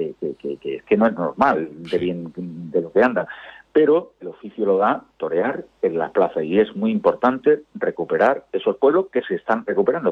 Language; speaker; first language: Spanish; native; Spanish